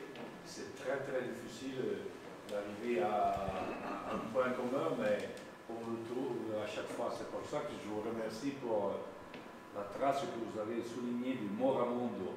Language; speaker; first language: French; non-native, local second language; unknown